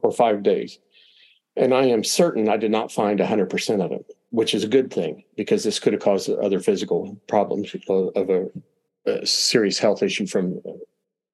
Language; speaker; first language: English; native; English